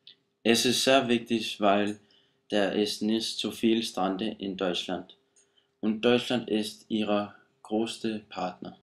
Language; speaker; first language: German; non-native, learner; Danish